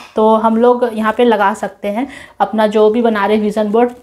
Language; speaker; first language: Hindi; non-native, local second language; Nepali